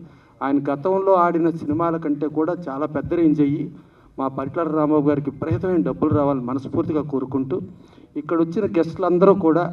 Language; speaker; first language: Telugu; native; Telugu